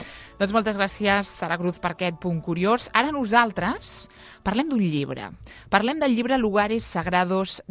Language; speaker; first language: Catalan; native; Catalan